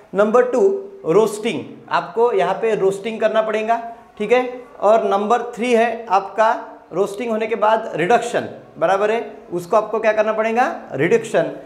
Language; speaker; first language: Hindi; non-native, local second language; Marathi